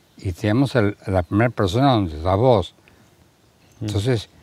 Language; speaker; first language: Spanish; native; Spanish